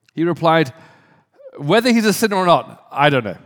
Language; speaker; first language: English; native; English